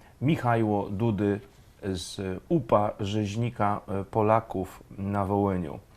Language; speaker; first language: Polish; native; Polish